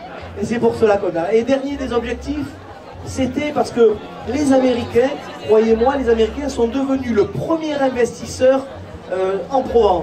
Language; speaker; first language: French; native; French